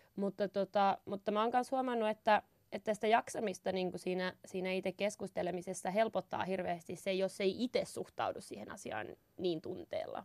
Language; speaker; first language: Finnish; native; Finnish